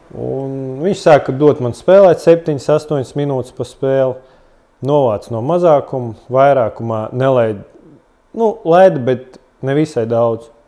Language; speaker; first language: Latvian; non-native, local second language; Russian